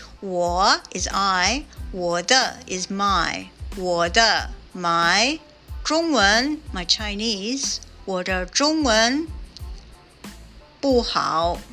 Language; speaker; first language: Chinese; non-native, learner; English